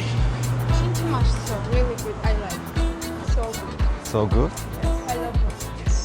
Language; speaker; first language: English; non-native, learner; Russian